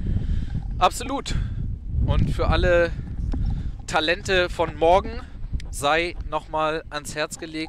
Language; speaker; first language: German; native; German